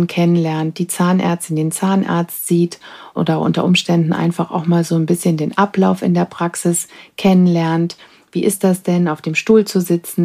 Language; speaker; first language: German; native; German